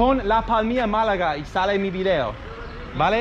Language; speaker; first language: Spanish; native; Spanish